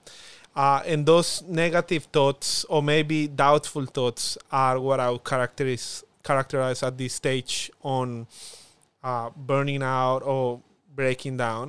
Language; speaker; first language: English; non-native, fluent; Spanish